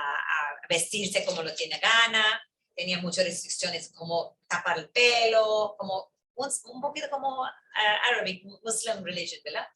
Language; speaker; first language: Spanish; early bilingual, heritage; English